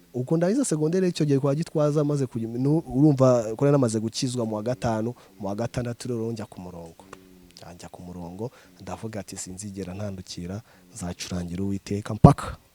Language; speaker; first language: Kinyarwanda; early bilingual, other home language; Rundi